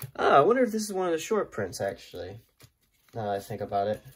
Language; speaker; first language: English; native; English